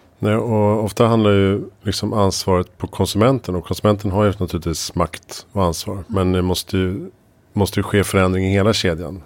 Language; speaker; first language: Swedish; native; Swedish